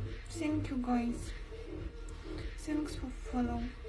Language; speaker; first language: English; non-native, learner; Russian